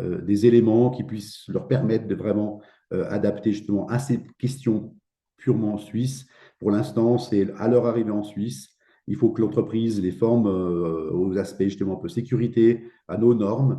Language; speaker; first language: French; native; French